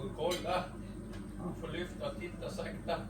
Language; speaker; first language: Swedish; native; Swedish